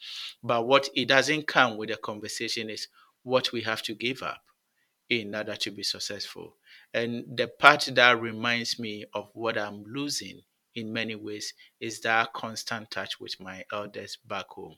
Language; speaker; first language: English; non-native, local second language; Akan